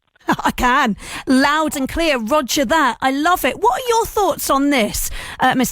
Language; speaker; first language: English; native; English